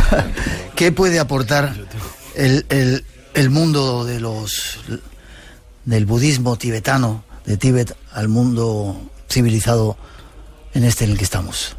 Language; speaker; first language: Spanish; native; Spanish